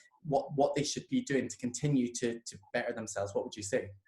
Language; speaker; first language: English; native; English